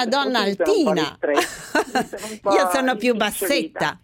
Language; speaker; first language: Italian; native; Italian